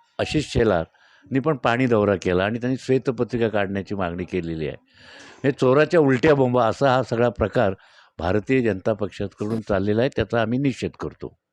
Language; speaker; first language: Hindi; non-native, local second language; Marathi